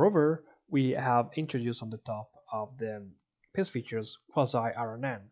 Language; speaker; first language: English; non-native, fluent; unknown